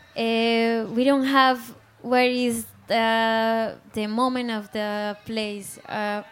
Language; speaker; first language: English; non-native, learner; Spanish